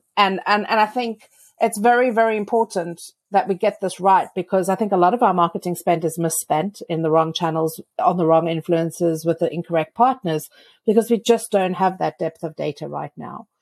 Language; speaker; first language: English; native; English